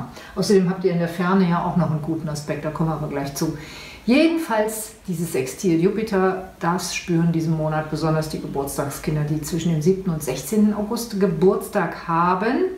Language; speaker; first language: German; native; German